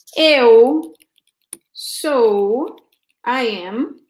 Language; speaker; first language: English; non-native, fluent; Portuguese